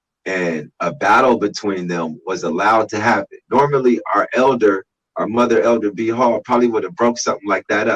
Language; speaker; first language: English; native; English